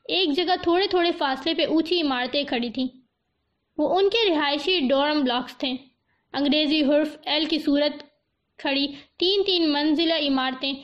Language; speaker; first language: Urdu; native; Urdu